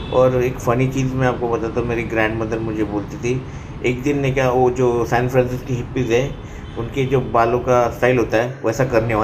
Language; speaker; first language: Hindi; non-native, local second language; Marathi